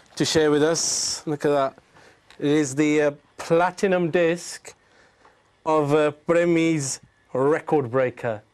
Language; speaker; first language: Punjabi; early bilingual, heritage; Punjabi